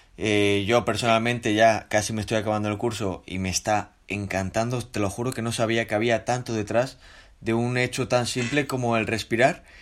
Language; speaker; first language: Spanish; native; Spanish